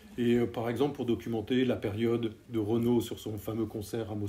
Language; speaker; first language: French; native; French